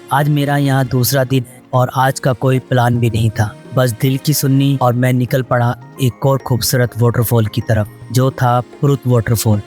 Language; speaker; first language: Hindi; native; Hindi